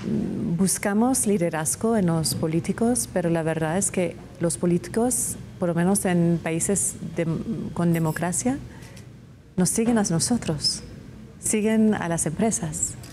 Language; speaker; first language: Spanish; non-native, fluent; English